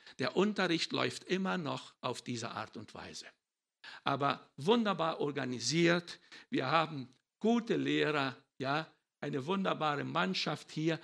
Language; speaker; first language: German; early bilingual, heritage; German